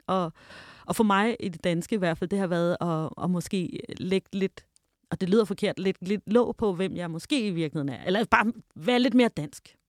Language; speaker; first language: Danish; early bilingual, heritage; Danish